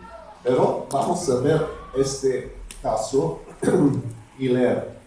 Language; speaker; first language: Spanish; non-native, fluent; Bulgarian